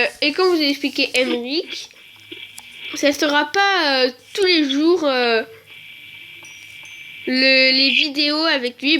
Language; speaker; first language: French; native; French